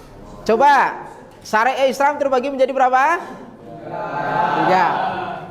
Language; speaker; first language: Indonesian; native; Indonesian